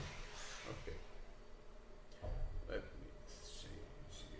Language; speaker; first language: English; non-native, learner; Portuguese